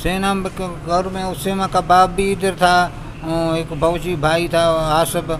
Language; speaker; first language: Hindi; non-native, local second language; Baluchi